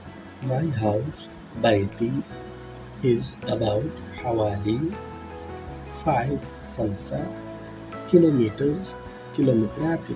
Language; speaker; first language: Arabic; non-native, fluent; Urdu